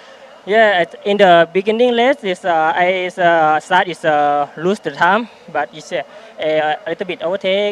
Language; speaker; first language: English; non-native, learner; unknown